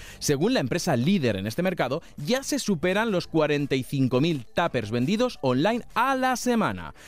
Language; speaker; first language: Spanish; native; Spanish